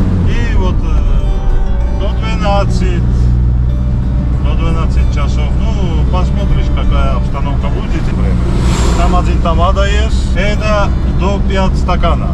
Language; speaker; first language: Russian; non-native, fluent; Georgian